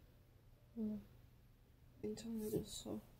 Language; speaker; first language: Korean; non-native, learner; English